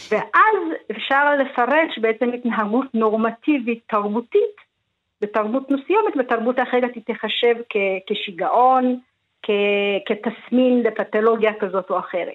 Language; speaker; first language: Hebrew; early bilingual, other home language; Amharic